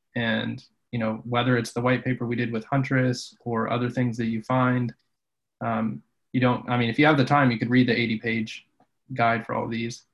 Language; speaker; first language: English; native; English